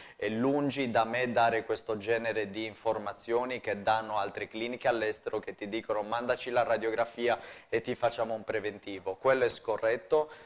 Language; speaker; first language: Italian; native; Italian